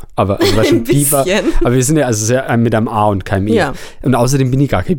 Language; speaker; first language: German; native; German